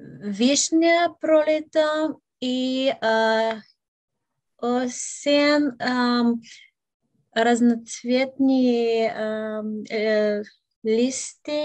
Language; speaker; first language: Russian; non-native, learner; Bulgarian